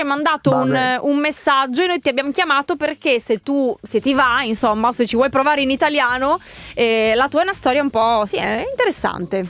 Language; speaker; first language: Italian; native; Italian